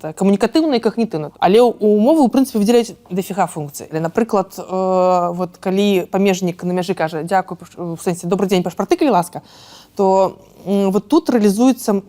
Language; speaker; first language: Belarusian; non-native, local second language; Russian